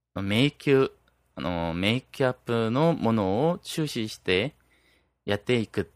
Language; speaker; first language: Japanese; non-native, fluent; Korean